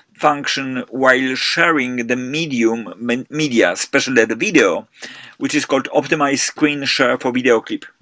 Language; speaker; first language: English; non-native, fluent; Polish